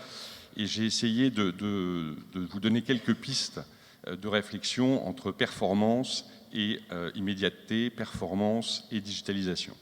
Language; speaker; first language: French; native; French